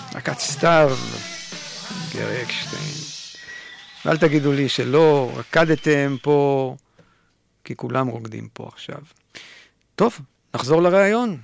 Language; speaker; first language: Hebrew; native; Hebrew